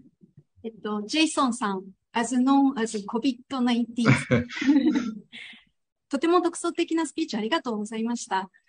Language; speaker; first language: Japanese; native; Japanese